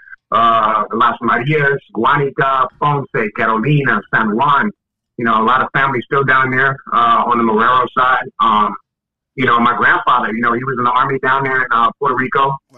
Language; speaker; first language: English; native; English